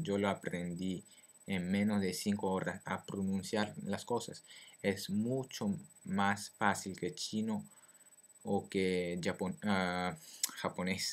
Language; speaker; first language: Spanish; non-native, learner; French